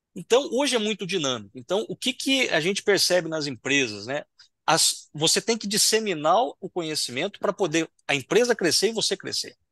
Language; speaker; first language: Portuguese; native; Portuguese